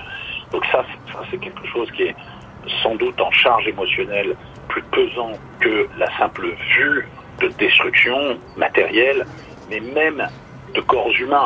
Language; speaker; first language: French; native; French